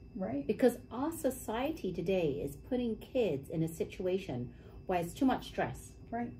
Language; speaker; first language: English; native; English